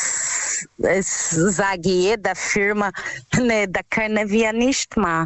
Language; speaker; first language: German; non-native, learner; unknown